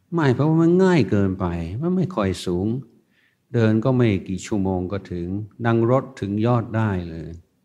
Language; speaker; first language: Thai; non-native, fluent; English